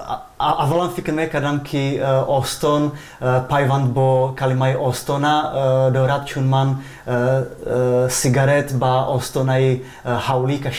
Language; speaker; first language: Tajik; non-native, fluent; Czech